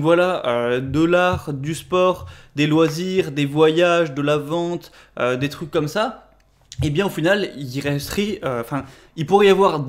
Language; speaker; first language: French; native; French